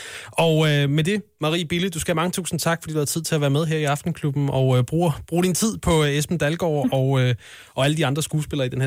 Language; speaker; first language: Danish; native; Danish